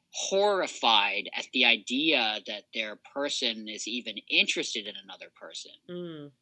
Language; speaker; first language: English; native; English